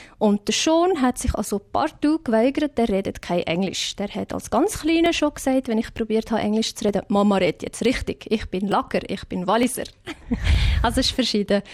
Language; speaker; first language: German; non-native, fluent; Afrikaans